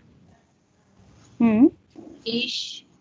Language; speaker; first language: German; non-native, learner; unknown